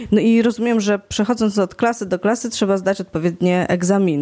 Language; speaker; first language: Polish; native; Polish